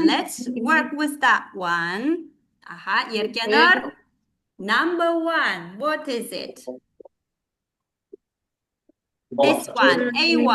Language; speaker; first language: English; non-native, fluent; Kazakh